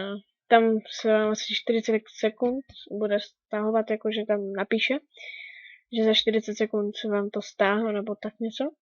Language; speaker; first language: Czech; native; Czech